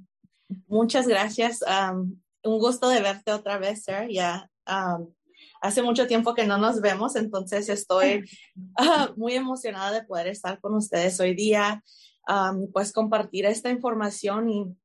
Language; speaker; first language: Spanish; early bilingual, heritage; Spanish